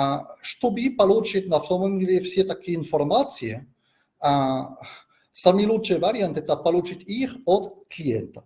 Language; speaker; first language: Russian; non-native, fluent; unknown